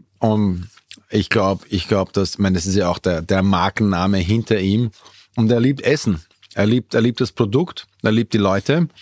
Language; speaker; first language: German; native; German